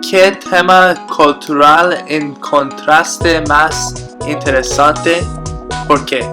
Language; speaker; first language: Spanish; non-native, learner; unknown